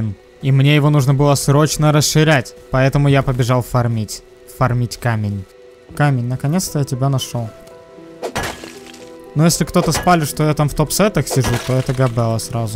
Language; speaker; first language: Russian; native; Russian